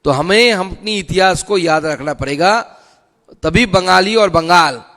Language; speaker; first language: Hindi; non-native, local second language; Bangla